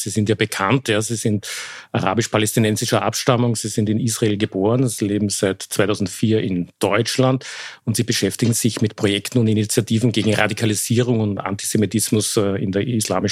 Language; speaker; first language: German; native; German